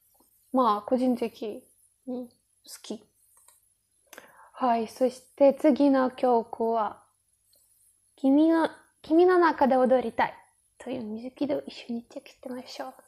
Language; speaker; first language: Japanese; non-native, learner; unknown